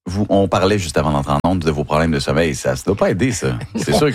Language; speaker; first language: French; native; French